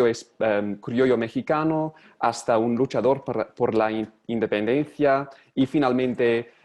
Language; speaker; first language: Spanish; non-native, fluent; English